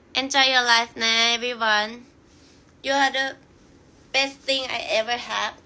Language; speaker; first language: English; non-native, learner; Thai